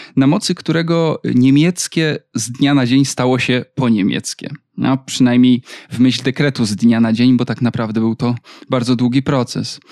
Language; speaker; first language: Polish; native; Polish